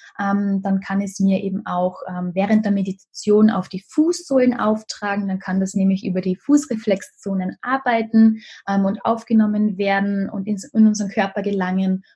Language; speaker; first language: German; native; German